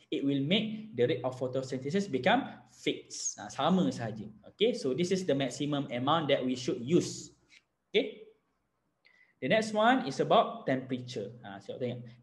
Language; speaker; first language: English; non-native, local second language; Malay